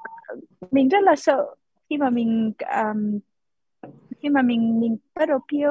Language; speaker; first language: Vietnamese; early bilingual, heritage; Vietnamese